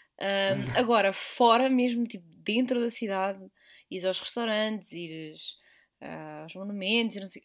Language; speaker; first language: Portuguese; native; Portuguese